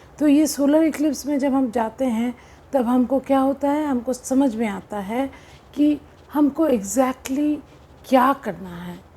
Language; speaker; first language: Hindi; non-native, local second language; Bangla